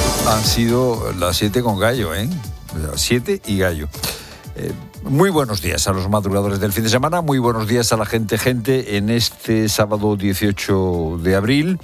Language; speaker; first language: Spanish; native; Spanish